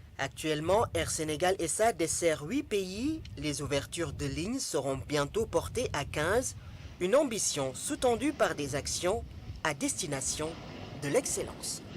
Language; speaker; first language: French; non-native, local second language; Wolof